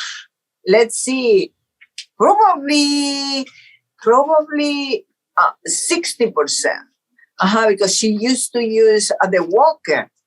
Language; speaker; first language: English; non-native, fluent; Portuguese